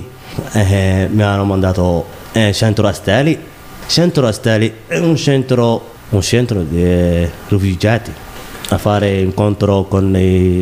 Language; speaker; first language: Italian; non-native, learner; Somali